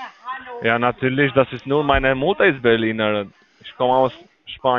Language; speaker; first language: German; non-native, learner; Spanish